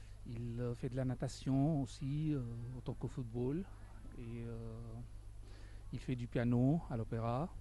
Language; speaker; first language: French; non-native, learner; Arabic